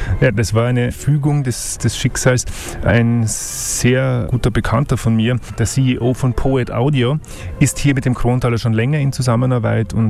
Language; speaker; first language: German; native; German